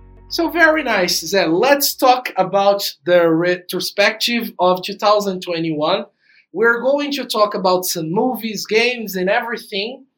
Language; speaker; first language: English; non-native, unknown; Portuguese